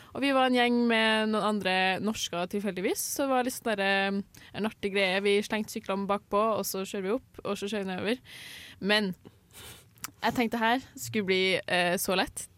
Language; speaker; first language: Norwegian; native; Norwegian